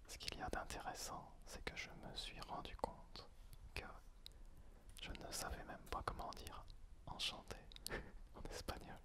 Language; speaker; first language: French; native; French